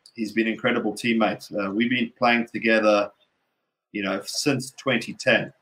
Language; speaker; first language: English; native; English